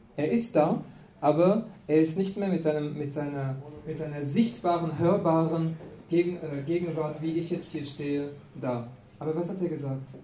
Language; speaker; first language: German; non-native, fluent; French